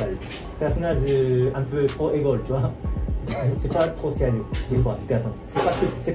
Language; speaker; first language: French; non-native, learner; Japanese